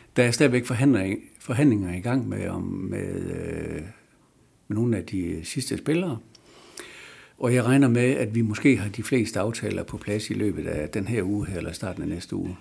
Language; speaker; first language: Danish; native; Danish